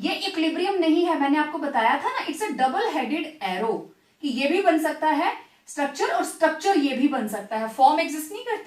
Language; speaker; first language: Hindi; native; Hindi